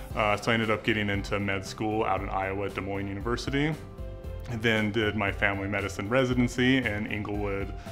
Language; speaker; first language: English; native; English